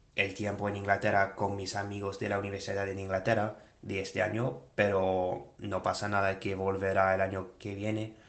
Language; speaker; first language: Spanish; non-native, fluent; English